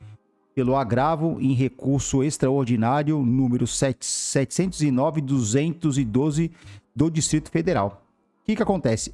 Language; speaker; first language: Portuguese; native; Portuguese